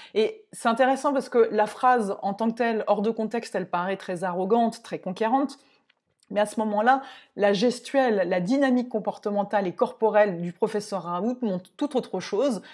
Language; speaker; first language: French; native; French